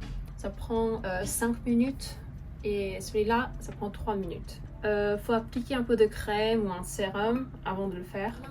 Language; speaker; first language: French; non-native, fluent; Korean